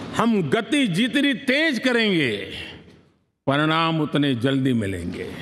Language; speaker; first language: Hindi; non-native, local second language; Gujarati